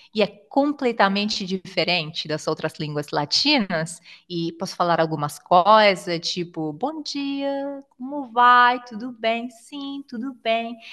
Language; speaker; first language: Portuguese; non-native, fluent; Italian